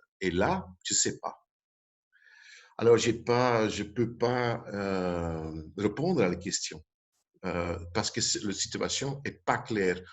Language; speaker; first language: French; non-native, local second language; Dutch